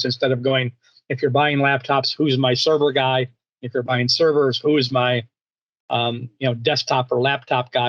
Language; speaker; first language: English; native; English